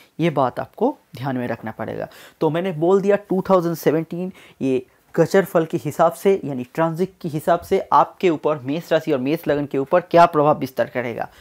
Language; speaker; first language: Hindi; non-native, local second language; Bangla